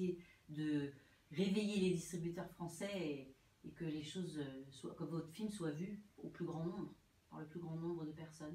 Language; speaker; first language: French; native; French